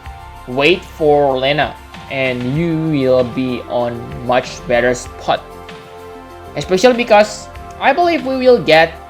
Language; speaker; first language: English; non-native, fluent; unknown